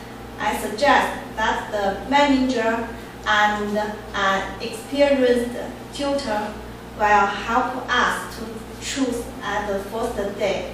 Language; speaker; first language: English; non-native, learner; Chinese